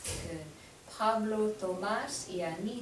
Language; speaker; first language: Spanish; non-native, fluent; English